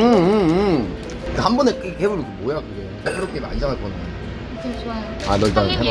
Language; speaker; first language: Korean; native; Korean